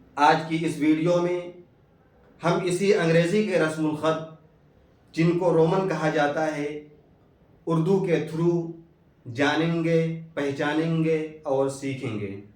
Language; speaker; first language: Urdu; native; Urdu